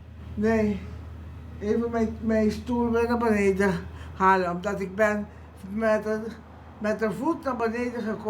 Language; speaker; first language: Dutch; non-native, local second language; Papiamento